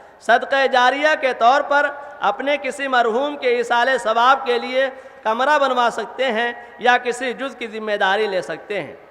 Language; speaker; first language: Urdu; native; Urdu